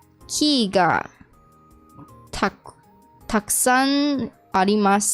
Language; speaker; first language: Japanese; non-native, learner; English